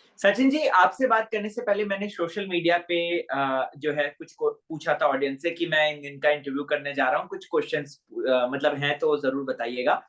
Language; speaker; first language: Hindi; native; Hindi